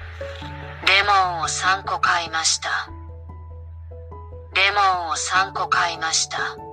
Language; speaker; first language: Japanese; non-native, learner; Spanish